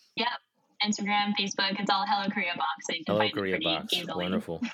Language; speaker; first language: English; non-native, local second language; Korean